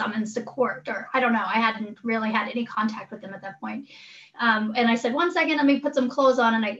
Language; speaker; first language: English; native; English